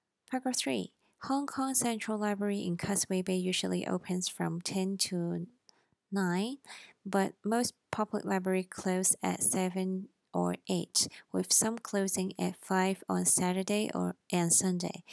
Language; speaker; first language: English; non-native, local second language; Cantonese